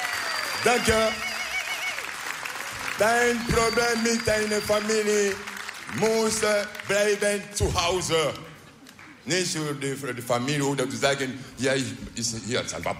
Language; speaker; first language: Dutch; non-native, learner; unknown